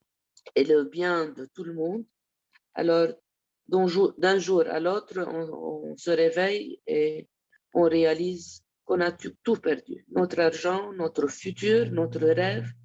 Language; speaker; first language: French; non-native, local second language; Arabic